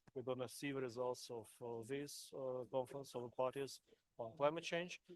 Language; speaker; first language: English; non-native, fluent; Russian